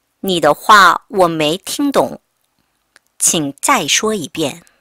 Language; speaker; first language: Chinese; non-native, fluent; Korean